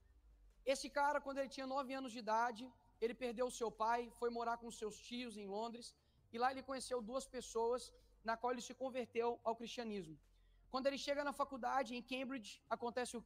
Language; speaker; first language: Portuguese; native; Portuguese